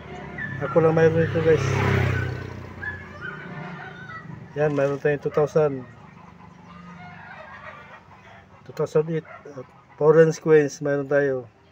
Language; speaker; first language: Filipino; native; Filipino